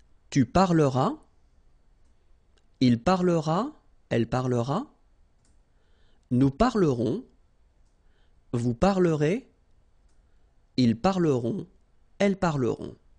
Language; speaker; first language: French; native; French